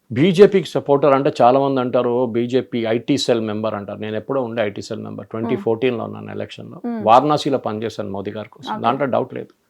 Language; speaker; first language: Telugu; non-native, local second language; Malayalam